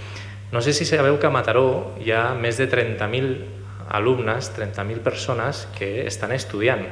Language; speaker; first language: Catalan; native; Catalan